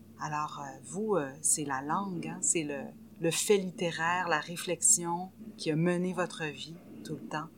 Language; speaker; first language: French; native; French